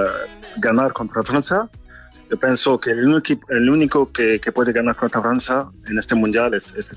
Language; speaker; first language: Spanish; non-native, fluent; French